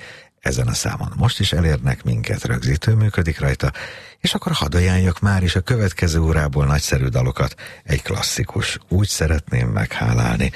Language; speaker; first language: Hungarian; native; Hungarian